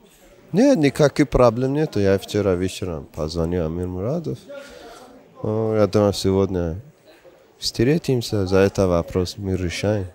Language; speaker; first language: Russian; non-native, local second language; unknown